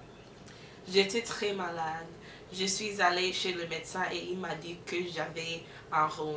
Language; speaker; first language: French; non-native, learner; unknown